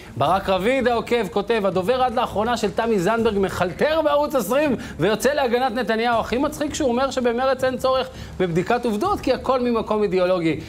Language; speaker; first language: Hebrew; native; Hebrew